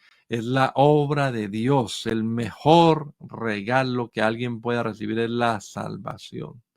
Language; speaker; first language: Spanish; native; Spanish